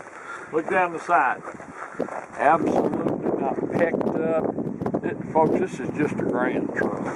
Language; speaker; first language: English; native; English